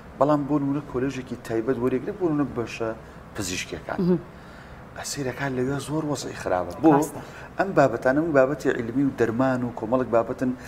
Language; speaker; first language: Central Kurdish; native; Central Kurdish